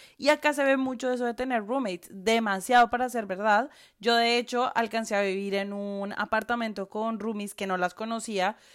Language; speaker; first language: Spanish; native; Spanish